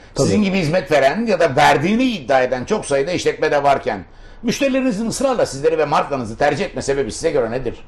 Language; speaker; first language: Turkish; native; Turkish